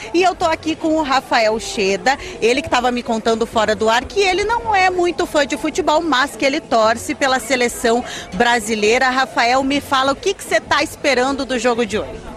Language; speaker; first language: Portuguese; native; Portuguese